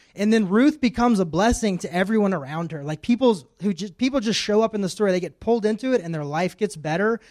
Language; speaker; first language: English; native; English